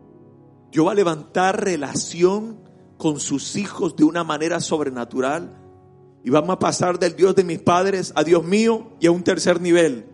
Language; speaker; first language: Spanish; native; Spanish